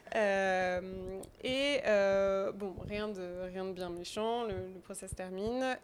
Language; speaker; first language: French; native; French